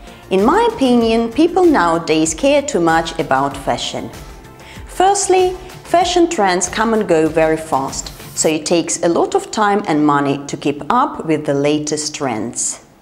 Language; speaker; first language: English; non-native, fluent; Russian